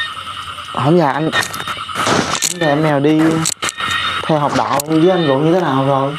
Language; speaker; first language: Vietnamese; native; Vietnamese